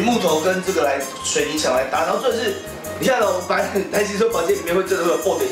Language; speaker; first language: Chinese; native; Chinese